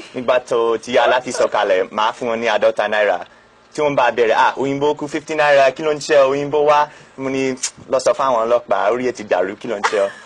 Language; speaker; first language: Yoruba; non-native, fluent; English